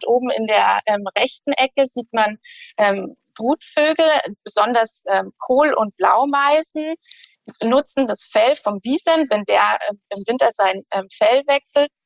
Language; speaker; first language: German; native; German